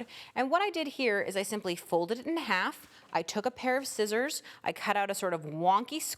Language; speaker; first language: English; native; English